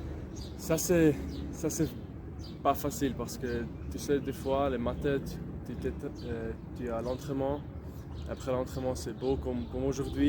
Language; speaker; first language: French; non-native, local second language; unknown